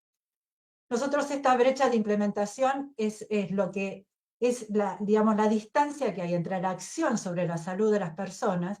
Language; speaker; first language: Spanish; native; Spanish